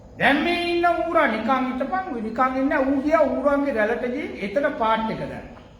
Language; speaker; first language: Sinhala; native; Sinhala